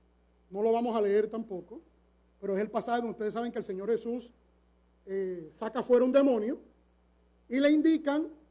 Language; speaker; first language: Spanish; native; Spanish